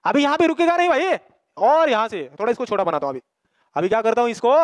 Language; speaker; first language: Hindi; non-native, local second language; Marathi